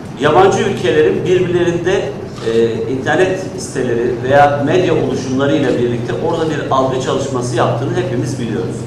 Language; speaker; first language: Turkish; native; Turkish